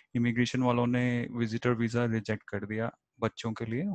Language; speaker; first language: Hindi; native; Hindi